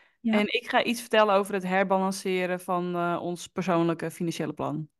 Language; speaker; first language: Dutch; native; Dutch